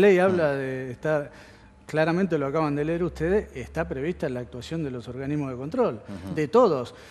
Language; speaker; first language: Spanish; native; Spanish